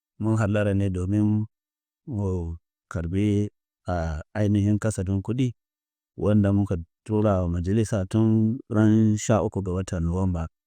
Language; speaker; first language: Hausa; native; Hausa